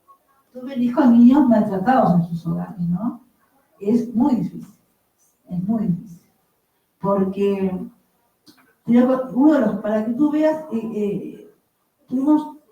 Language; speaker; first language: Spanish; native; Spanish